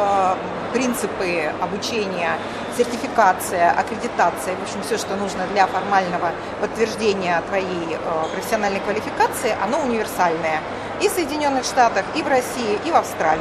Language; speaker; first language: Russian; native; Russian